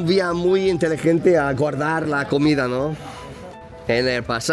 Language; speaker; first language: Spanish; non-native, learner; English